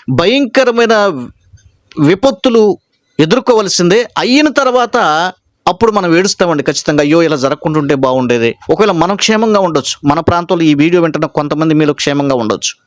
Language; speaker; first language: Telugu; native; Telugu